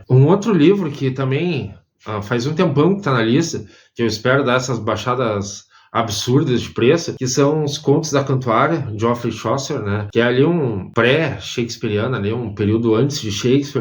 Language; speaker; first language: Portuguese; native; Portuguese